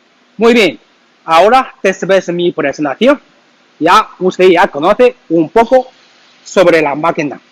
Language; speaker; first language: Spanish; non-native, learner; Chinese